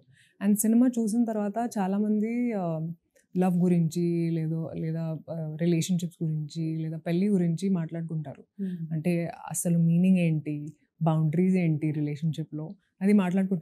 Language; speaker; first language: Telugu; non-native, fluent; Hindi